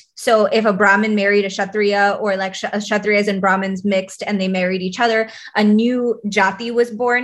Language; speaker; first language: English; native; English